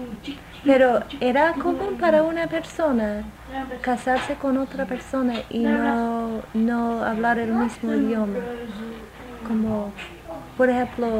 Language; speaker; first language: Spanish; non-native, fluent; English